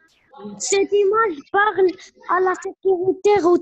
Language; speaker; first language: French; non-native, learner; Arabic